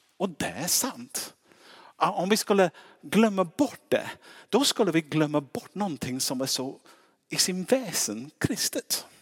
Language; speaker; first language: Swedish; non-native, fluent; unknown